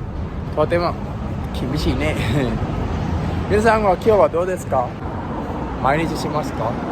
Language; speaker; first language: Japanese; non-native, learner; Sinhala